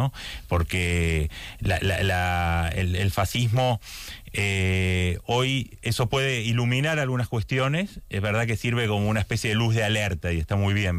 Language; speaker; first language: Spanish; native; Spanish